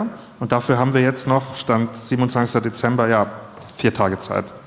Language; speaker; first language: German; native; German